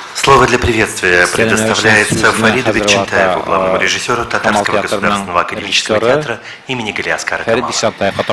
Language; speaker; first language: Russian; native; Russian